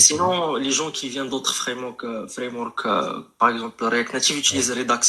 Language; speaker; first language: French; non-native, local second language; Arabic